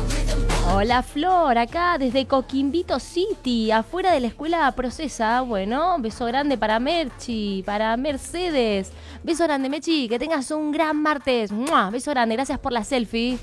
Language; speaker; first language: Spanish; native; Spanish